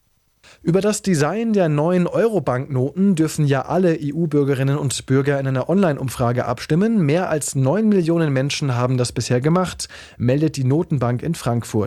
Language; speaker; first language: German; native; German